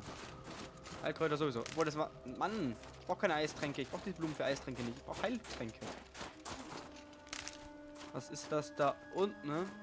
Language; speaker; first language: German; native; German